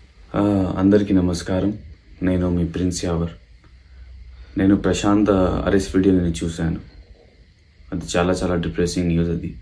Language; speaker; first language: Telugu; non-native, local second language; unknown